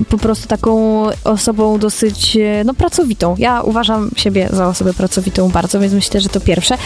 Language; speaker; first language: Polish; native; Polish